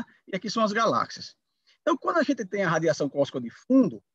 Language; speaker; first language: Portuguese; native; Portuguese